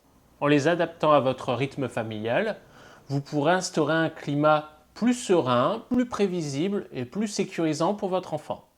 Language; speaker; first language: French; native; French